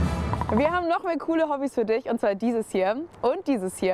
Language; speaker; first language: German; native; German